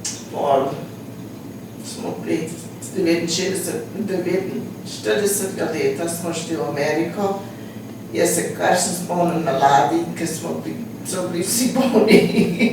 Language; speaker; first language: Slovenian; early bilingual, heritage; Slovenian